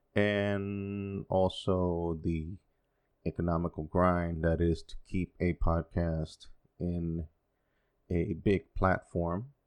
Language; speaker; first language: English; non-native, fluent; Spanish